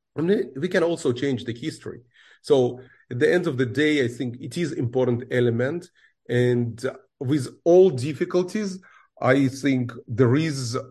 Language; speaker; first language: English; non-native, fluent; Russian